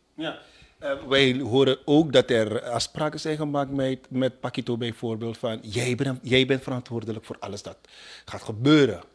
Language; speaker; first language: Dutch; native; Dutch